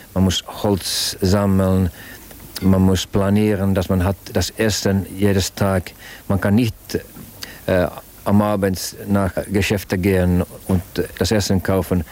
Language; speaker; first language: German; non-native, learner; Finnish